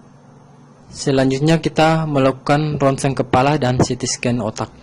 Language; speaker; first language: Indonesian; native; Indonesian